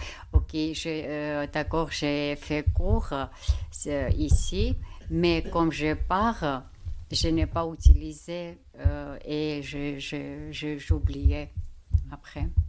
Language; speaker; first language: French; non-native, learner; Georgian